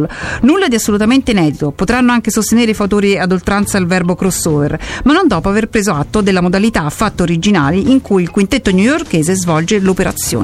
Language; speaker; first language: Italian; native; Italian